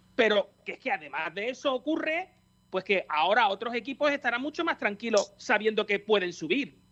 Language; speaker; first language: Spanish; native; Spanish